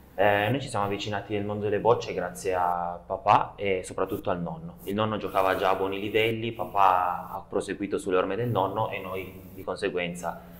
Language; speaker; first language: Italian; native; Italian